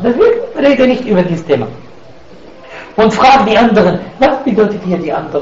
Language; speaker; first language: German; non-native, fluent; Arabic